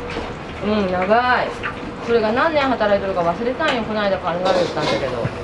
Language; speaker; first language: Japanese; native; Japanese